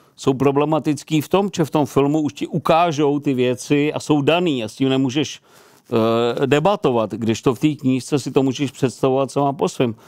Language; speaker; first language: Czech; native; Czech